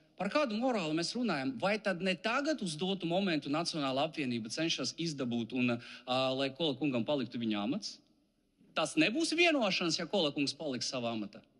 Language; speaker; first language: Latvian; non-native, local second language; Russian